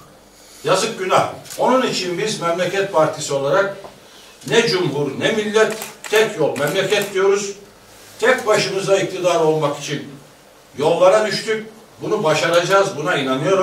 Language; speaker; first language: Turkish; native; Turkish